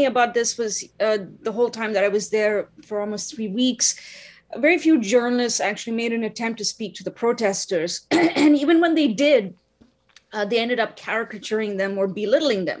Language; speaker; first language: English; non-native, local second language; Tamil